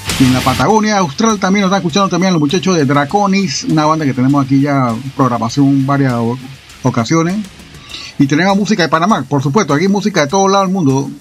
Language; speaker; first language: Spanish; native; Spanish